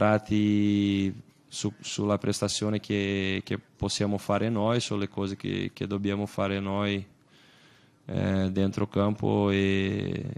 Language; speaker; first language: Italian; non-native, fluent; Portuguese